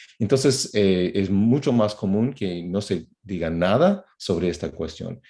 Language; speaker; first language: Spanish; non-native, fluent; English